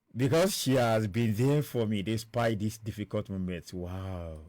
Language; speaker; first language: English; non-native, local second language; Yoruba